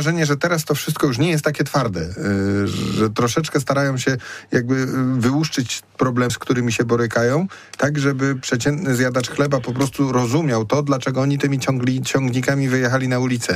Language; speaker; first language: Polish; native; Polish